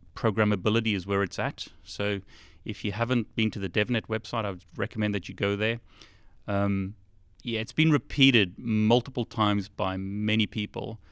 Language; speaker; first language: English; native; English